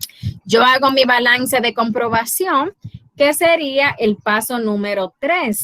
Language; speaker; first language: Spanish; native; Spanish